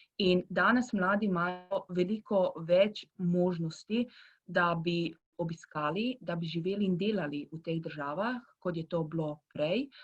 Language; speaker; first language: Slovenian; early bilingual, heritage; Croatian